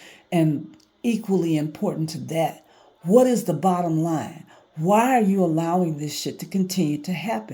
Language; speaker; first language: English; native; English